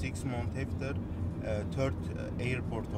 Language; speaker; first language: English; non-native, learner; Turkish